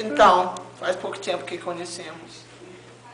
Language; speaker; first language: Portuguese; non-native, learner; English